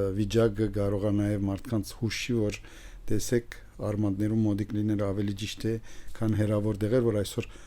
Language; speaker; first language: Armenian; early bilingual, heritage; Armenian